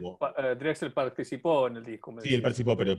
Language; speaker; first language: Spanish; native; Spanish